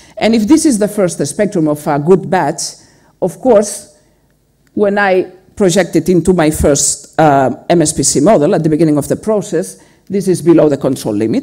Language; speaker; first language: English; non-native, fluent; Spanish